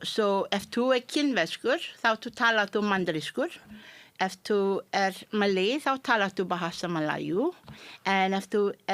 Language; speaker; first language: Icelandic; non-native, fluent; Malay